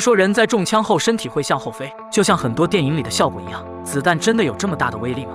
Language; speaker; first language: Chinese; native; Chinese